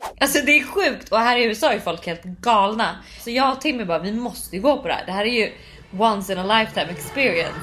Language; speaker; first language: Swedish; native; Swedish